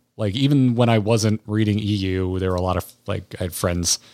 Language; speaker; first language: English; native; English